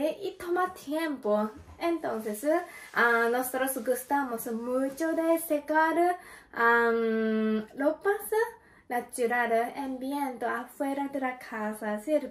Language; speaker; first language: Spanish; non-native, learner; Japanese